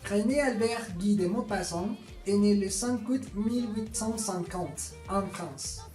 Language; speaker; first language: French; non-native, fluent; Spanish